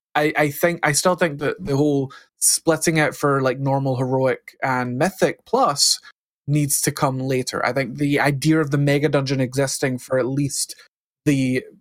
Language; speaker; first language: English; native; English